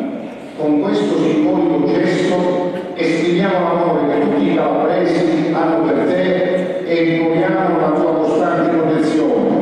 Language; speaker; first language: Italian; native; Italian